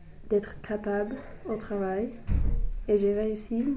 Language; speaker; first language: French; non-native, fluent; English